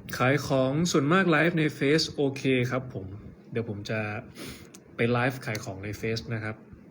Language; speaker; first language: Thai; native; Thai